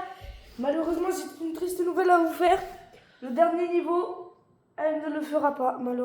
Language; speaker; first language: French; native; French